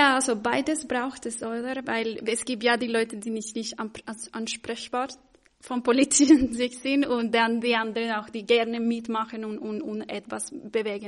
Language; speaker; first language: German; non-native, fluent; Spanish